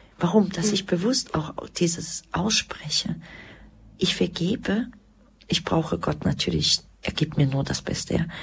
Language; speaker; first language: German; early bilingual, other home language; Croatian